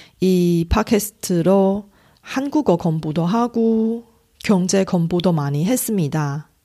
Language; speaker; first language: Korean; non-native, fluent; Chinese